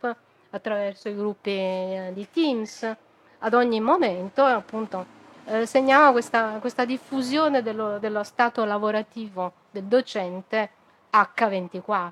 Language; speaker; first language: Italian; native; Italian